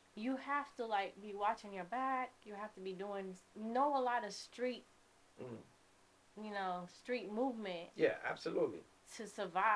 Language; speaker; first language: English; native; English